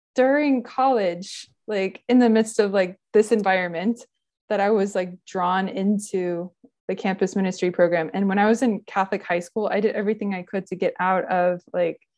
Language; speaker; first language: English; native; English